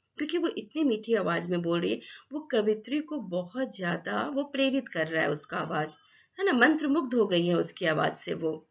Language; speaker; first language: Hindi; non-native, local second language; Assamese